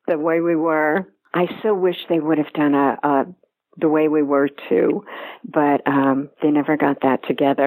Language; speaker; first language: English; native; English